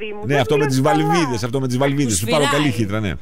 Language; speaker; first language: Greek; native; Greek